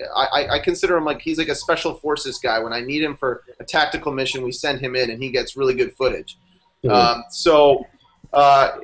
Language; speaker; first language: English; native; English